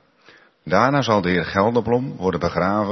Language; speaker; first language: Dutch; native; Dutch